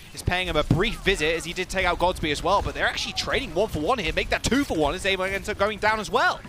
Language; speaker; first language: English; native; English